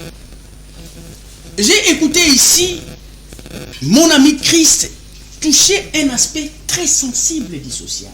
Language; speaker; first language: French; non-native, local second language; Lingala